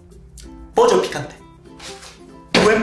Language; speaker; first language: Spanish; non-native, learner; Japanese